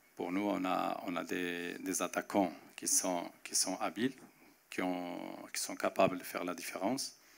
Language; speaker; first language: French; non-native, local second language; Arabic